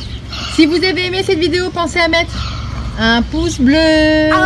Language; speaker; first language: French; native; French